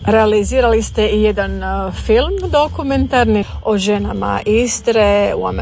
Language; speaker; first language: Serbian; native; Serbian